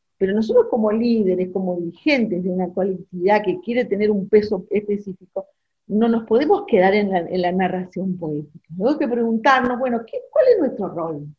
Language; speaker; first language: Spanish; non-native, local second language; German